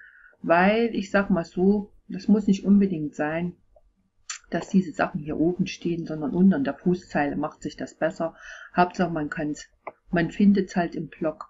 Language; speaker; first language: German; native; German